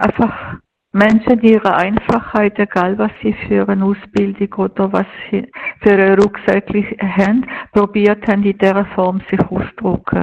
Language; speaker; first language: German; native; German